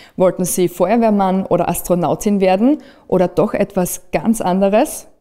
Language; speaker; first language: German; native; German